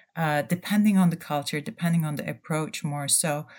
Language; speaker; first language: English; non-native, fluent; Turkish